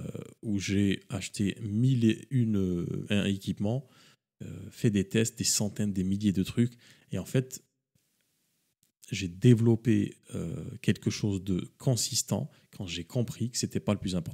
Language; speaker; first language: French; native; French